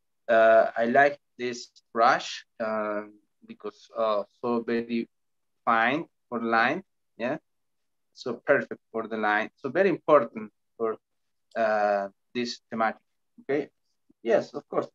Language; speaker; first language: English; non-native, learner; Spanish